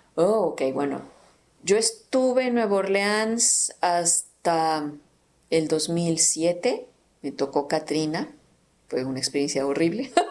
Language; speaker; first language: Spanish; native; Spanish